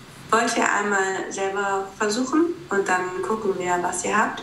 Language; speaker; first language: German; native; German